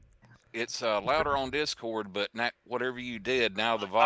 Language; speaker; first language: English; native; English